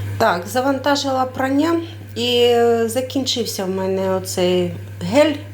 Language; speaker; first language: Ukrainian; non-native, local second language; Russian